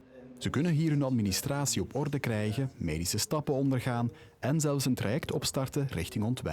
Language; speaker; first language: Dutch; native; Dutch